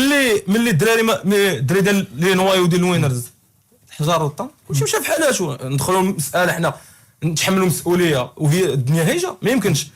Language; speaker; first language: Arabic; native; Arabic